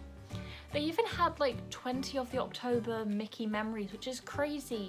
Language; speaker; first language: English; native; English